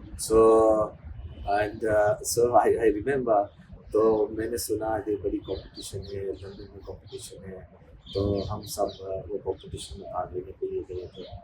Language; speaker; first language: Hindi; non-native, fluent; Gujarati